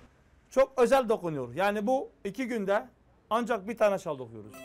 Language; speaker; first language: Turkish; native; Turkish